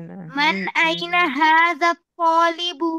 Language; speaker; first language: Arabic; non-native, learner; Urdu